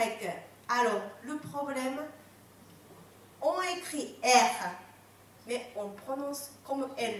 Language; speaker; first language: French; non-native, fluent; Japanese